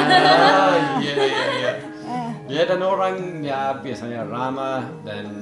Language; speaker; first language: Indonesian; non-native, fluent; English